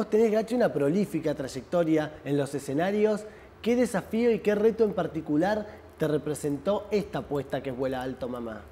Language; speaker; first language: Spanish; native; Spanish